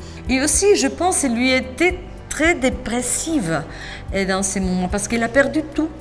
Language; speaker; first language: French; non-native, fluent; Spanish